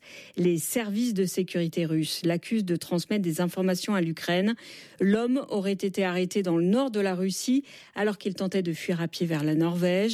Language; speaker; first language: French; native; French